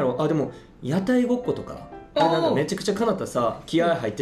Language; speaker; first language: Japanese; native; Japanese